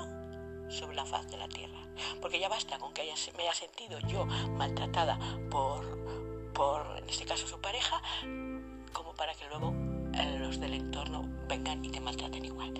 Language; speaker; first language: Spanish; native; Spanish